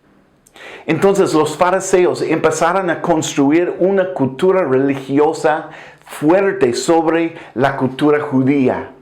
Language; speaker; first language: Spanish; non-native, fluent; English